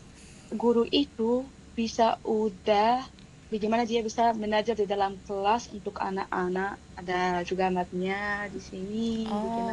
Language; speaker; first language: Indonesian; non-native, fluent; Arabic